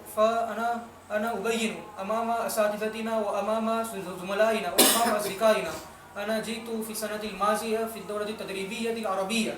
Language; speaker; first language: Arabic; non-native, learner; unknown